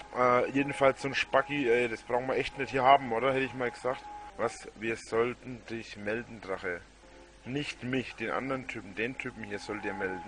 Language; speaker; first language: German; native; German